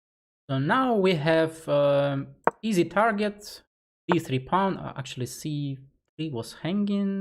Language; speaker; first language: English; non-native, fluent; Russian